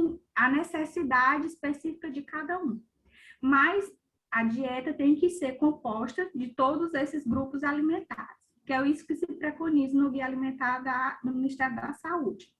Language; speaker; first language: Portuguese; native; Portuguese